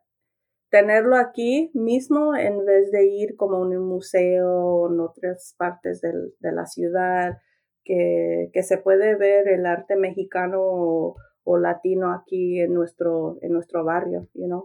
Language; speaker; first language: Spanish; early bilingual, heritage; Spanish